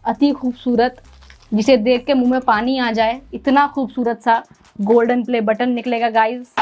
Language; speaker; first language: Hindi; native; Hindi